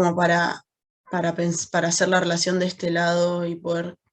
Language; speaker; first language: Spanish; native; Spanish